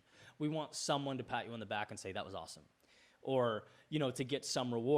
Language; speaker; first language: English; native; English